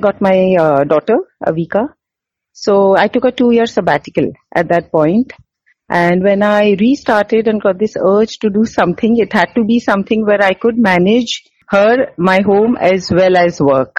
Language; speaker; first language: English; non-native, local second language; Hindi